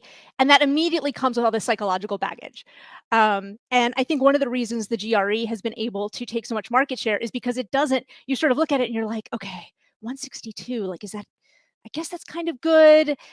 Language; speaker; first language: English; native; English